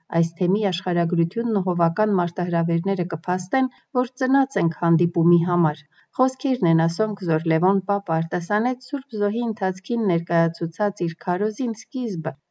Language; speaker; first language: Armenian; early bilingual, heritage; Armenian